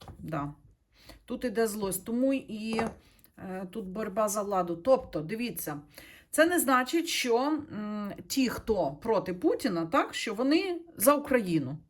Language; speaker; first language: Ukrainian; non-native, local second language; Russian